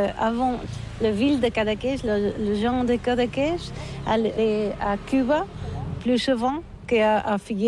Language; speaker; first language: French; non-native, learner; Catalan